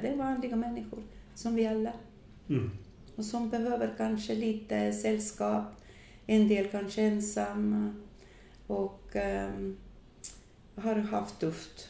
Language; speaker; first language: Swedish; non-native, fluent; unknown